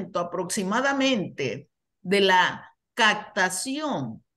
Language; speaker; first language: Spanish; native; Spanish